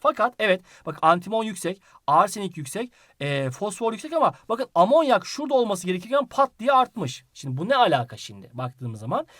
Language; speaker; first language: Turkish; native; Turkish